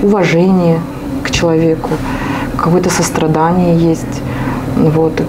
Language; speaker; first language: Russian; non-native, local second language; Kazakh